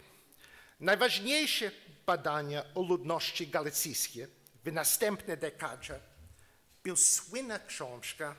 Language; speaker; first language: Polish; non-native, learner; English